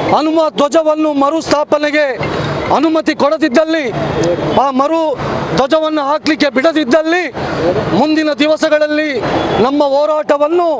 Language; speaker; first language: Kannada; native; Kannada